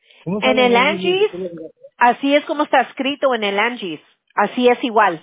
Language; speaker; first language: Spanish; early bilingual, heritage; English